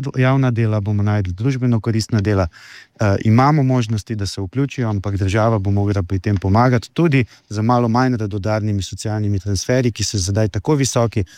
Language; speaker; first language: Slovenian; native; Slovenian